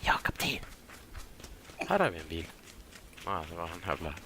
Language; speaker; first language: Swedish; native; Swedish